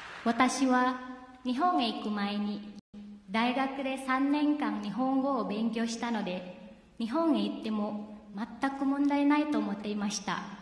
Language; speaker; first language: Japanese; non-native, fluent; Indonesian